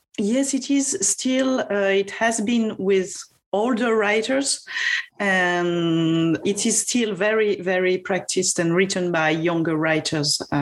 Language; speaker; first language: English; non-native, fluent; French